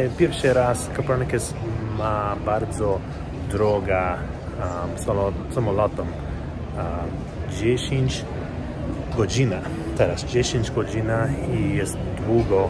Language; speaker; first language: Polish; non-native, learner; English